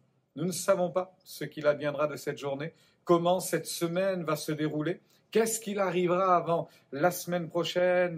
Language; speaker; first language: French; native; French